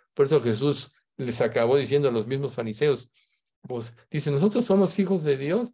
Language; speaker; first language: Spanish; native; Spanish